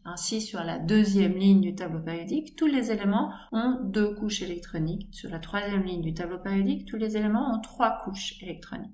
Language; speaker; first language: French; native; French